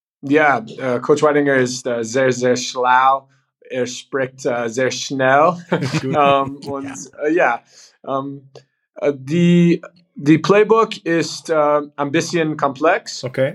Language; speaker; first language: German; non-native, learner; English